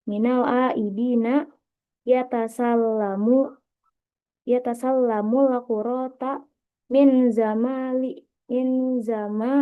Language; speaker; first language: Arabic; non-native, learner; Indonesian